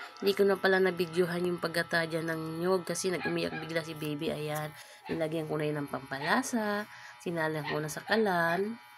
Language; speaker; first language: Filipino; non-native, local second language; Bikol